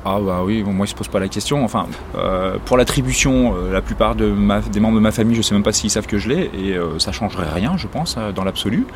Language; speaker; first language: French; native; French